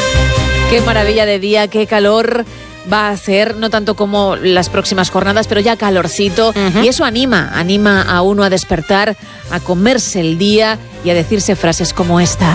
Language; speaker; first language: Spanish; native; Spanish